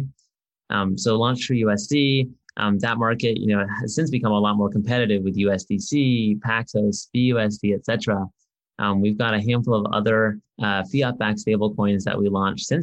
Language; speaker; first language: English; native; English